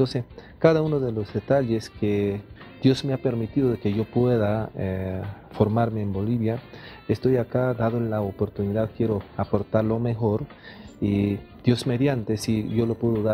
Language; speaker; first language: Spanish; non-native, fluent; Korean